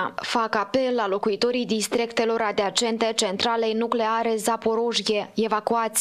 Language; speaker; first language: Romanian; native; Romanian